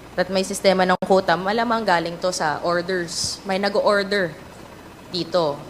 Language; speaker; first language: Filipino; native; Filipino